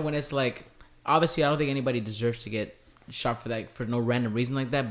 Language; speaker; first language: English; native; English